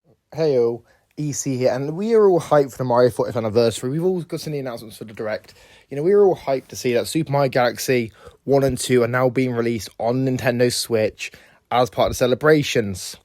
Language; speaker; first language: English; native; English